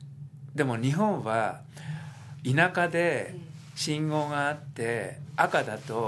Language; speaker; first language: Japanese; native; Japanese